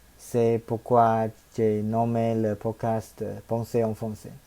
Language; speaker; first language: French; non-native, learner; Chinese